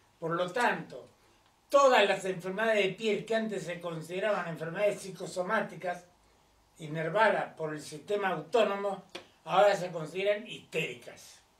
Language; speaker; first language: Spanish; native; Spanish